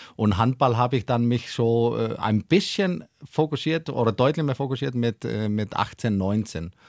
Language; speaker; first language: German; non-native, fluent; Icelandic